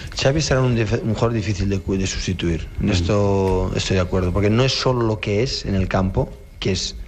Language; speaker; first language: Spanish; non-native, local second language; Catalan